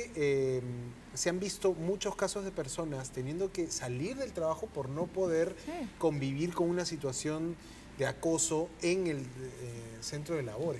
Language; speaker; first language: Spanish; native; Spanish